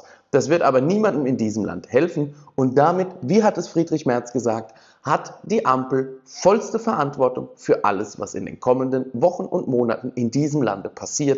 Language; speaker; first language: German; native; German